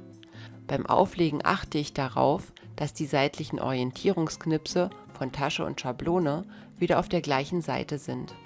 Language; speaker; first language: German; native; German